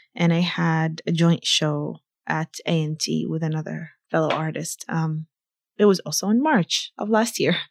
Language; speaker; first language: English; early bilingual, other home language; Arabic